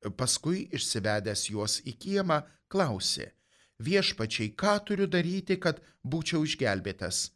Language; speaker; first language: Lithuanian; native; Lithuanian